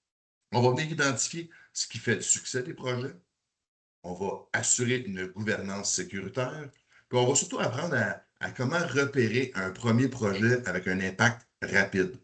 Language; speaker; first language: French; native; French